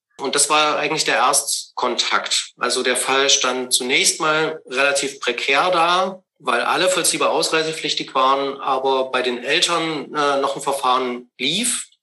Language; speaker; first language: German; native; German